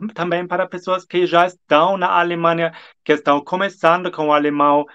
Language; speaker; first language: Portuguese; non-native, fluent; German